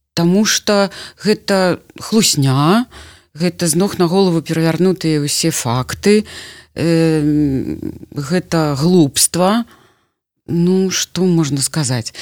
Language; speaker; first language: Belarusian; native; Belarusian